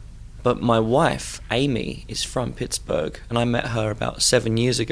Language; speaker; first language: English; native; English